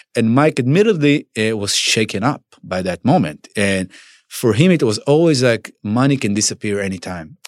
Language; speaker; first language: English; non-native, fluent; Hebrew